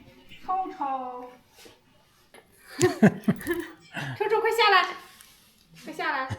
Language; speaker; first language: Chinese; native; Chinese